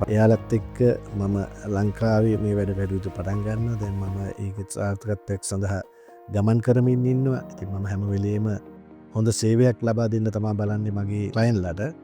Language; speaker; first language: Sinhala; native; Sinhala